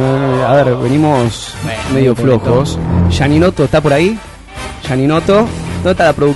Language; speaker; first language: Spanish; native; Spanish